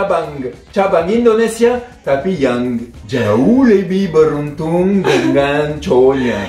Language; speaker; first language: Indonesian; non-native, fluent; French